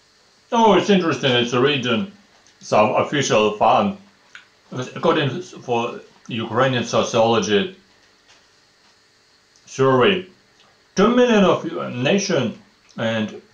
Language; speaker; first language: English; non-native, fluent; Russian